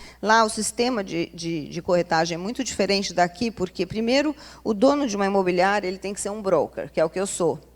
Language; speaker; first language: Portuguese; native; Portuguese